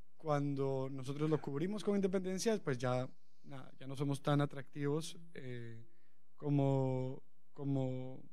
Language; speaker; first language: Spanish; native; Spanish